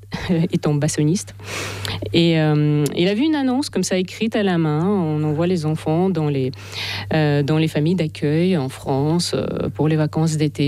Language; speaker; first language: French; non-native, fluent; Russian